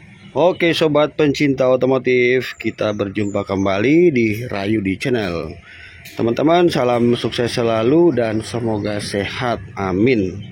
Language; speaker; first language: Indonesian; native; Indonesian